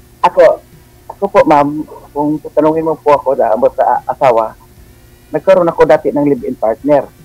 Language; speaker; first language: Filipino; non-native, local second language; Cebuano